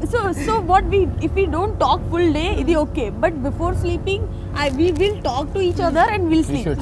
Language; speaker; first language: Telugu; non-native, local second language; Gujarati